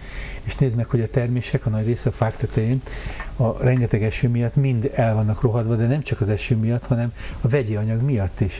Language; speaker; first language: Hungarian; native; Hungarian